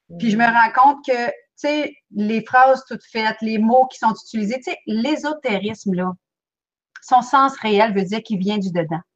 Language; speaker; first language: French; native; French